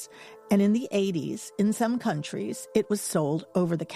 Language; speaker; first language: English; native; English